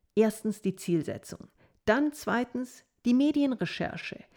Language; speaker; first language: German; native; German